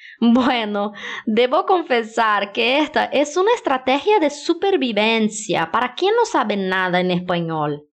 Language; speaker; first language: Spanish; non-native, fluent; Portuguese